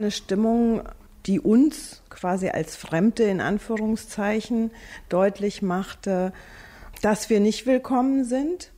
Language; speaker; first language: German; native; German